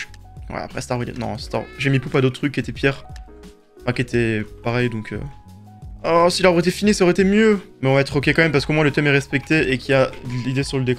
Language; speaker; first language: French; native; French